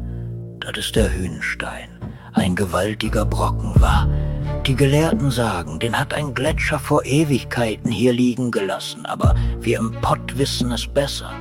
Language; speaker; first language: German; native; German